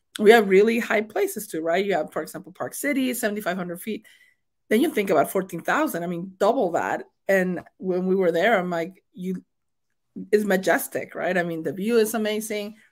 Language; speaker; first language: English; non-native, fluent; Spanish